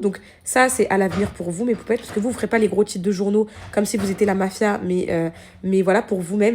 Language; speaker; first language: French; native; French